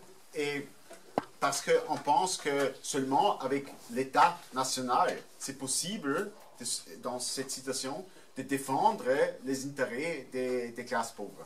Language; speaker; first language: French; non-native, fluent; German